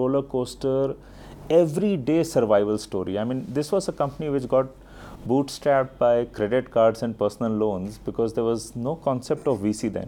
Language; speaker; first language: English; non-native, local second language; Hindi